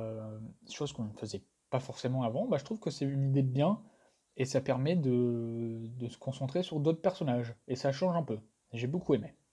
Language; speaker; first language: French; native; French